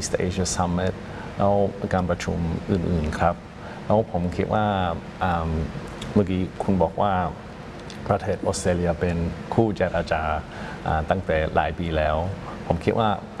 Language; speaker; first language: Thai; non-native, fluent; English